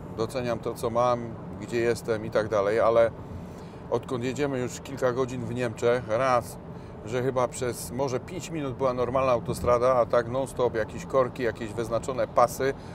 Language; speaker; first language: Polish; native; Polish